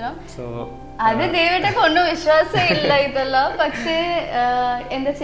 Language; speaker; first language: Malayalam; early bilingual, heritage; Malayalam